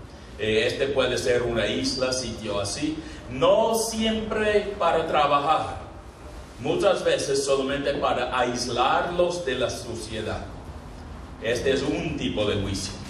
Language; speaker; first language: Spanish; non-native, fluent; English